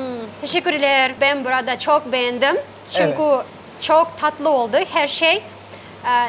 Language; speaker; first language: Turkish; non-native, learner; Kazakh